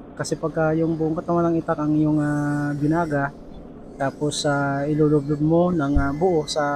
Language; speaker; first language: Filipino; non-native, local second language; Bikol